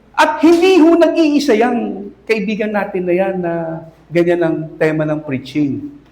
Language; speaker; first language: Filipino; native; Filipino